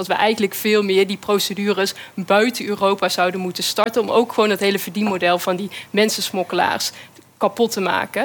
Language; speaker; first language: Dutch; native; Dutch